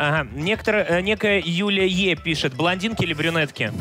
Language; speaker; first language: Russian; native; Russian